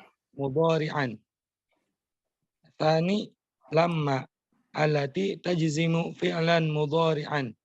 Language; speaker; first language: Arabic; non-native, fluent; Indonesian